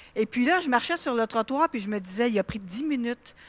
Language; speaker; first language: French; native; French